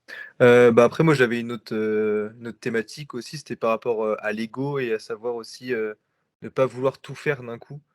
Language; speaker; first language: French; native; French